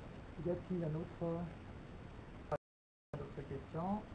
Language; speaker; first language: French; non-native, fluent; English